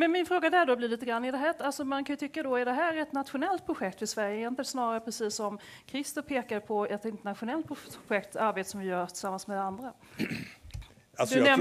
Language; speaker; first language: Swedish; native; Swedish